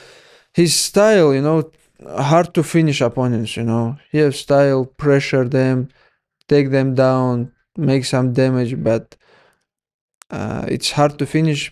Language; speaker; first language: English; non-native, learner; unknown